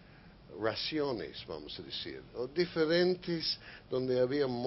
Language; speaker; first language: Spanish; non-native, fluent; English